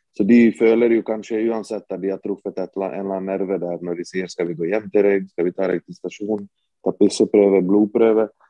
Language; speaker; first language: Norwegian; early bilingual, other home language; Bosnian